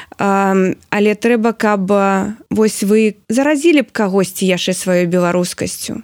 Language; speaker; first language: Belarusian; non-native, local second language; Russian